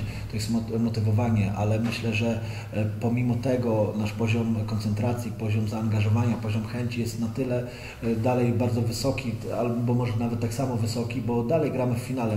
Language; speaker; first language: Polish; native; Polish